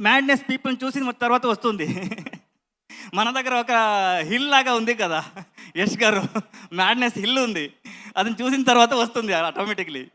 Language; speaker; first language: Telugu; non-native, learner; Kannada